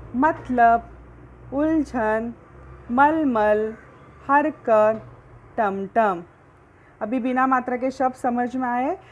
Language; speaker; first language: Hindi; non-native, local second language; Marathi